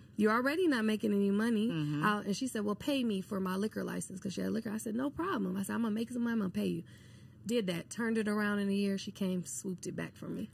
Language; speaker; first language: English; native; English